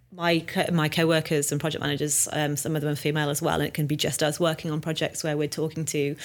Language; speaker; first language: English; native; English